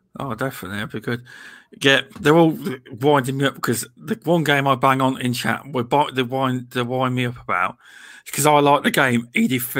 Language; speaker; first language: English; native; English